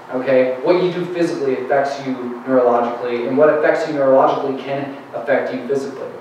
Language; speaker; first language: English; native; English